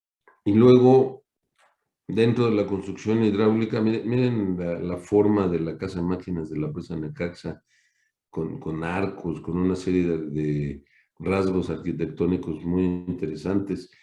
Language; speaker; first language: Spanish; native; Spanish